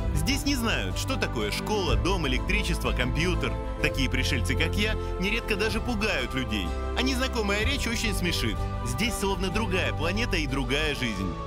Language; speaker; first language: Russian; native; Russian